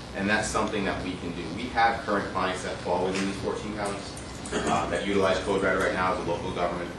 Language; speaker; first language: English; native; English